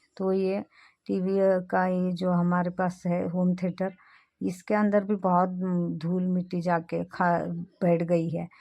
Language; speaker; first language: Hindi; non-native, local second language; Marathi